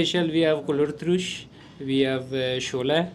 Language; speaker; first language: English; non-native, learner; Persian